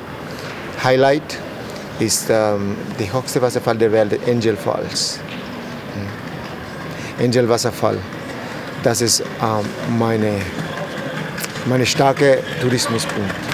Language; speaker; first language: German; non-native, learner; Spanish